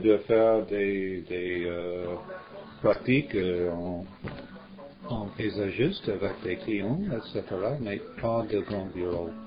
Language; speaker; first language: French; non-native, learner; English